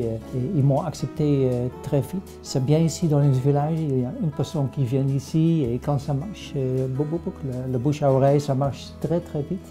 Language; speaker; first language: French; non-native, fluent; Dutch